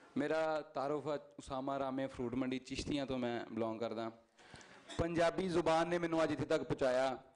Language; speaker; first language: Punjabi; native; Punjabi